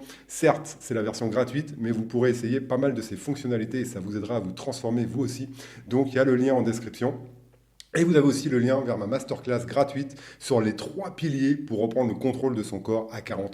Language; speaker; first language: French; native; French